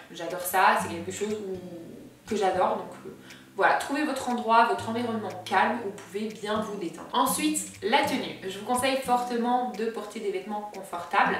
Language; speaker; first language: French; native; French